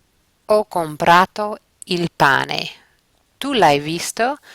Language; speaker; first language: Italian; non-native, fluent; English